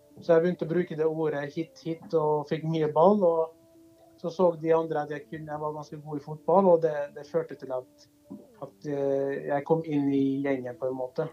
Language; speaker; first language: Norwegian; early bilingual, other home language; Kurdish